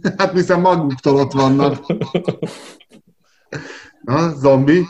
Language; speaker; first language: Hungarian; native; Hungarian